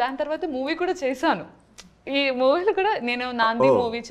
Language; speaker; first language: Telugu; non-native, learner; Malayalam